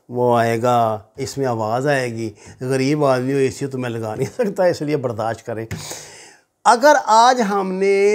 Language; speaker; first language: Urdu; native; Urdu